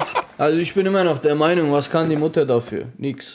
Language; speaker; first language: German; native; German